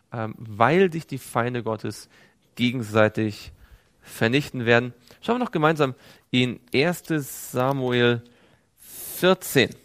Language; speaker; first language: German; native; German